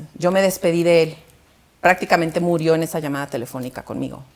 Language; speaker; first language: Spanish; native; Spanish